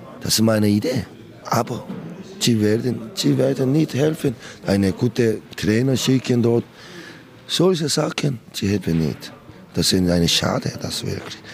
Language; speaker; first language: German; non-native, learner; Korean